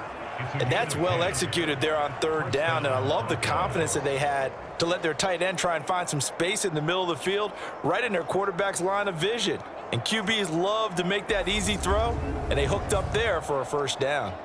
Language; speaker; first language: English; native; English